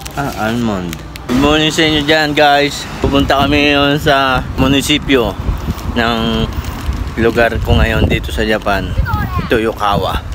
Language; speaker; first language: Filipino; native; Filipino